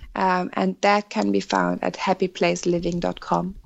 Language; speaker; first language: English; non-native, fluent; German